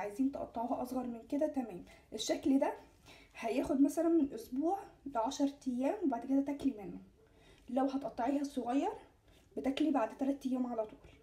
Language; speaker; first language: Arabic; native; Arabic